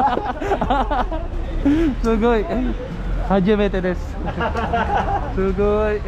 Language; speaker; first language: Japanese; non-native, learner; Filipino